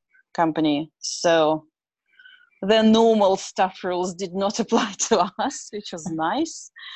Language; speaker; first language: English; non-native, fluent; Russian